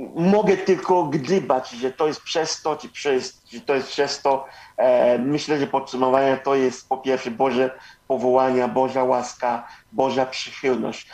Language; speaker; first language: Polish; non-native, fluent; Igbo